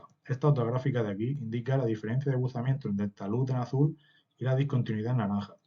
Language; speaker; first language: Spanish; native; Spanish